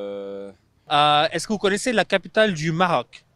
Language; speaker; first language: French; non-native, fluent; English